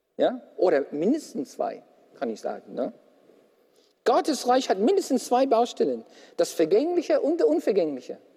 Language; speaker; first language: German; non-native, fluent; English